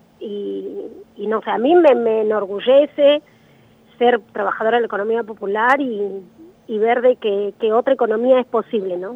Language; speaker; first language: Spanish; native; Spanish